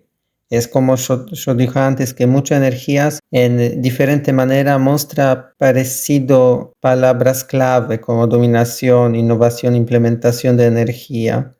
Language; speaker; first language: Spanish; non-native, learner; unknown